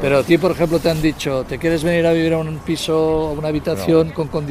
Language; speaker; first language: Spanish; native; Spanish